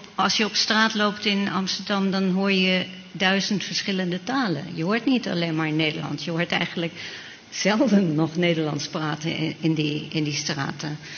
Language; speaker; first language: Dutch; native; Dutch